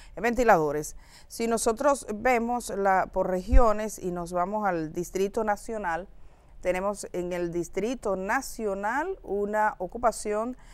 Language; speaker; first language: Spanish; native; Spanish